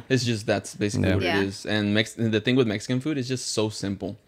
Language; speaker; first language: English; native; English